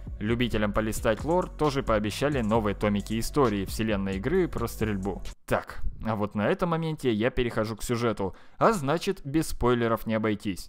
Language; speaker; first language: Russian; native; Russian